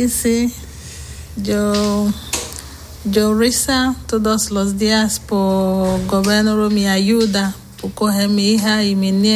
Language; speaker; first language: Spanish; non-native, learner; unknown